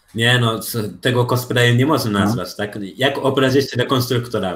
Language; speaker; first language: Polish; early bilingual, other home language; Japanese